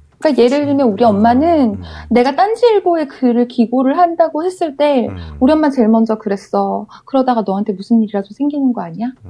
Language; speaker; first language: Korean; native; Korean